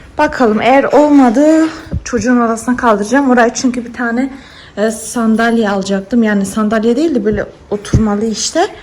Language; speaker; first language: Turkish; early bilingual, heritage; Turkish